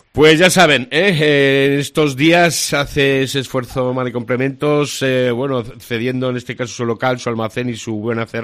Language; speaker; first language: Spanish; native; Spanish